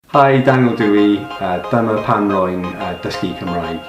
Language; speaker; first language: Welsh; non-native, local second language; English